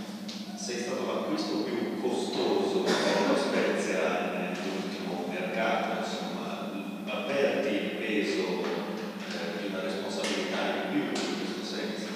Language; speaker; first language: Italian; native; Italian